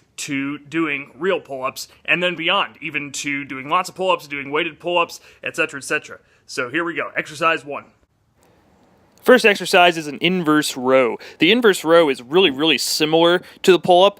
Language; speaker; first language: English; native; English